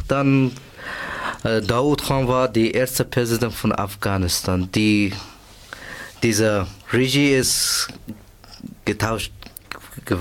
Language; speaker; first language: German; non-native, learner; Persian